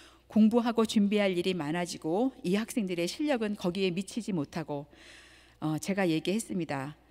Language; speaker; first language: Korean; native; Korean